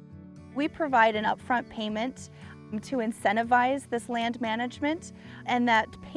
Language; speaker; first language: English; native; English